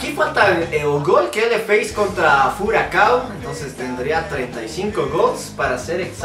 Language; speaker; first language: Portuguese; non-native, learner; Spanish